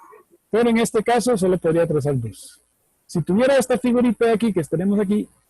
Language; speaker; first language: Spanish; native; Spanish